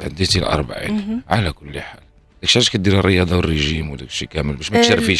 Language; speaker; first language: Arabic; native; Arabic